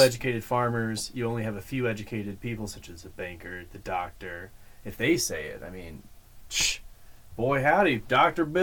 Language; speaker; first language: English; native; English